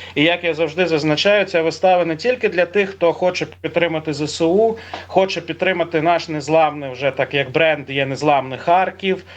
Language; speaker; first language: Ukrainian; native; Ukrainian